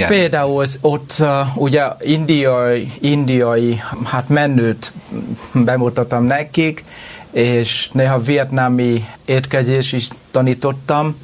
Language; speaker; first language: Hungarian; non-native, learner; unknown